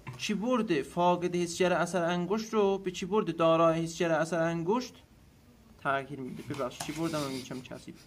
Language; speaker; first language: Persian; non-native, local second language; Azerbaijani